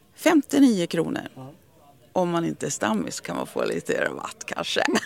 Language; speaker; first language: Swedish; native; Swedish